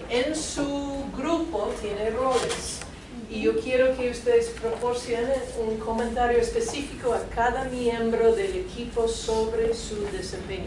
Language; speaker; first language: Spanish; non-native, fluent; English